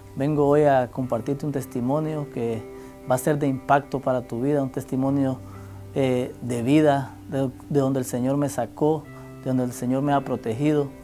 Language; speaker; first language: Spanish; native; Spanish